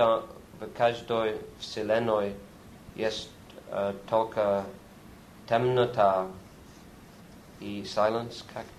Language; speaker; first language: Russian; non-native, learner; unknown